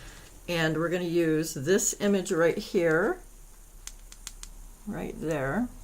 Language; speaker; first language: English; native; English